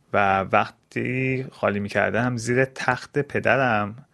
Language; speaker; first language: Persian; early bilingual, heritage; Persian